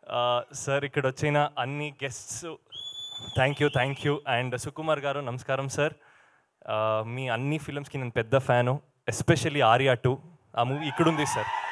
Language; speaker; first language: Telugu; non-native, learner; Kannada